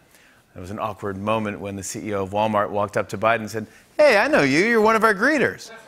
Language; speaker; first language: English; native; English